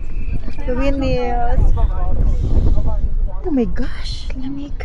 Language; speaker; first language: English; non-native, local second language; Filipino